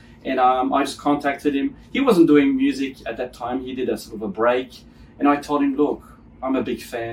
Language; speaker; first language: English; non-native, fluent; French